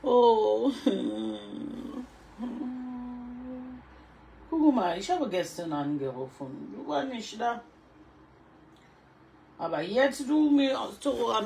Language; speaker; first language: German; non-native, learner; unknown